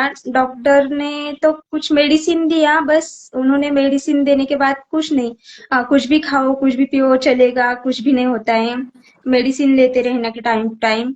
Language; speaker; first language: Hindi; native; Hindi